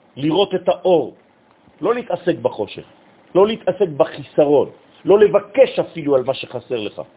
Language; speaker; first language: Hebrew; non-native, fluent; French